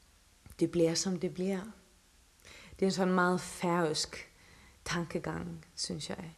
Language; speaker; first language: Danish; non-native, local second language; Faroese